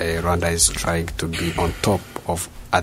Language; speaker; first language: English; non-native, local second language; Kinyarwanda